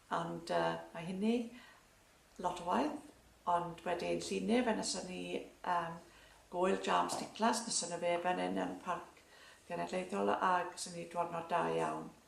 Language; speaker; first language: Welsh; native; Welsh